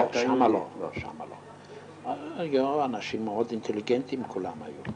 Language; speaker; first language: Hebrew; non-native, fluent; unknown